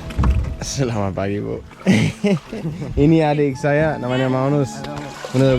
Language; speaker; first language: Indonesian; non-native, learner; Danish